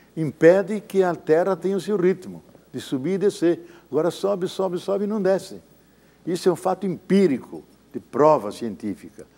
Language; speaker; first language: Portuguese; native; Portuguese